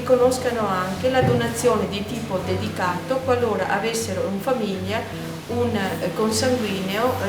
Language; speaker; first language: Italian; native; Italian